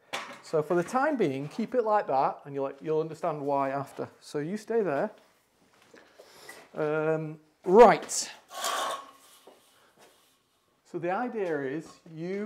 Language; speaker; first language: English; native; English